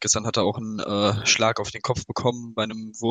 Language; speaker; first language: German; native; German